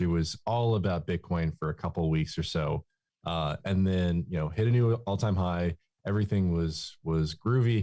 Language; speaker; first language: English; native; English